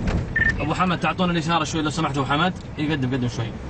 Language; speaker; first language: Arabic; native; Arabic